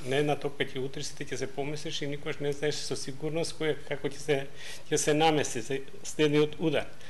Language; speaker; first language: Macedonian; non-native, local second language; Albanian